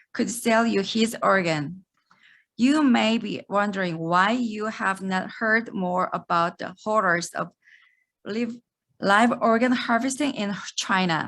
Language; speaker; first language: English; non-native, fluent; Korean